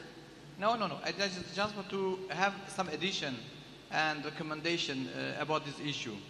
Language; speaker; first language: English; non-native, learner; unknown